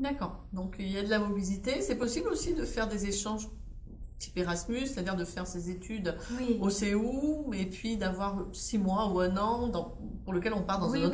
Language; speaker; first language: French; native; French